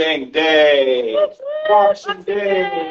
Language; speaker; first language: English; native; English